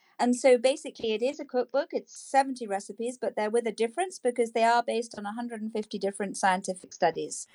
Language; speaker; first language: English; native; English